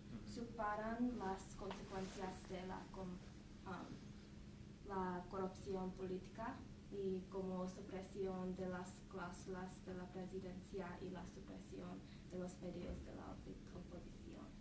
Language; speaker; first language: Spanish; non-native, learner; English